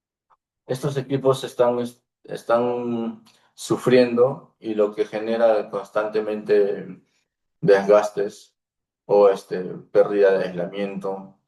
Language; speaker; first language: Spanish; native; Spanish